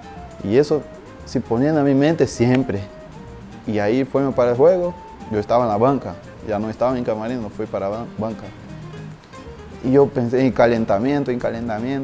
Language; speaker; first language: Spanish; non-native, learner; Portuguese